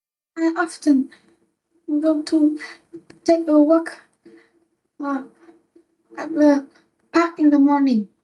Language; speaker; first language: English; non-native, learner; Vietnamese